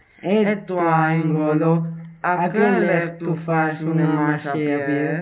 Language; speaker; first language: French; non-native, learner; Spanish